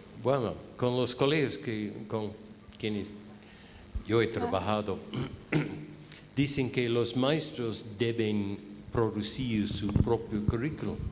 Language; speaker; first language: Spanish; non-native, fluent; English